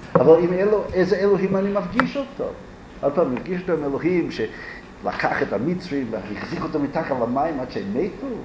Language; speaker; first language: Hebrew; non-native, fluent; English